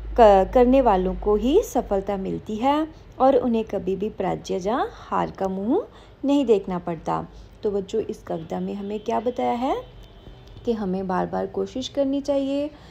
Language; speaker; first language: Hindi; non-native, local second language; Punjabi